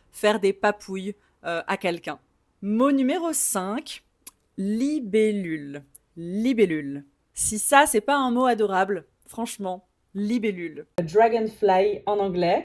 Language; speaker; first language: French; native; French